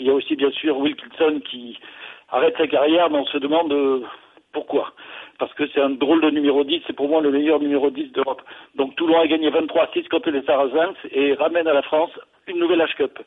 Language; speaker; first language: French; native; French